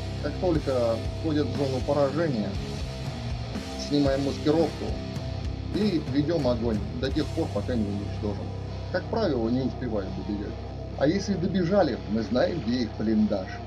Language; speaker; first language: Russian; native; Russian